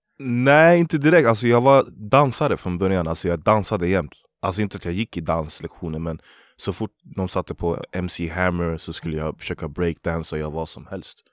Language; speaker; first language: Swedish; early bilingual, other home language; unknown